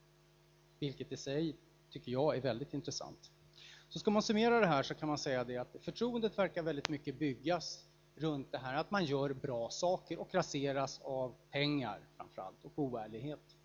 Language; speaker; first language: Swedish; native; Swedish